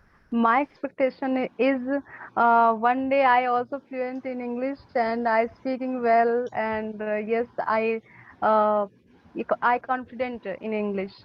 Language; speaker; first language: English; non-native, learner; Hindi